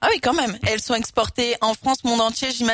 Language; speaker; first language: French; native; French